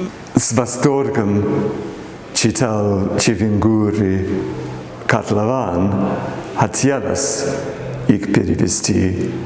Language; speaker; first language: Russian; non-native, fluent; English